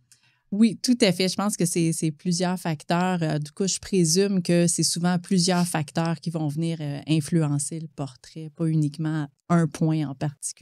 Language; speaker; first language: French; native; French